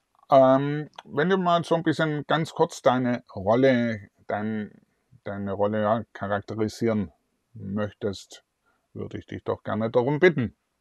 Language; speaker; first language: German; native; German